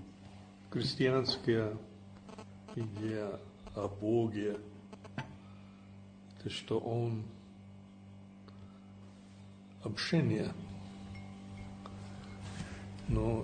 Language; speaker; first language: Russian; non-native, fluent; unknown